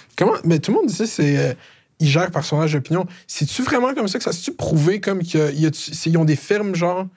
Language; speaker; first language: French; native; French